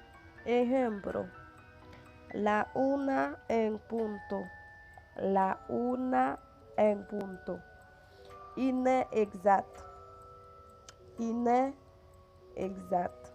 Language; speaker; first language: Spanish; non-native, fluent; Haitian Creole